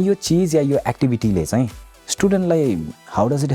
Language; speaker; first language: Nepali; native; Nepali